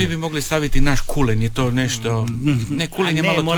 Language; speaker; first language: Serbian; native; Serbian